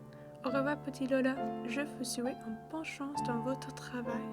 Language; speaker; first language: French; non-native, learner; English